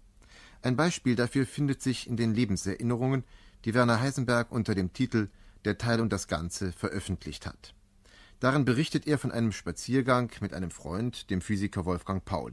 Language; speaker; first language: German; native; German